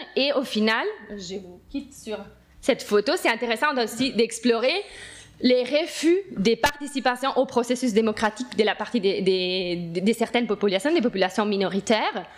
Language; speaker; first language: French; non-native, fluent; Italian